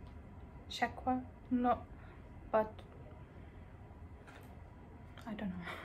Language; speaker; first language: English; non-native, fluent; Arabic